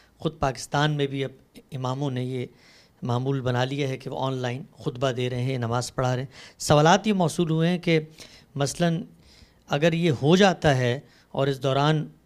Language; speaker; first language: Urdu; native; Urdu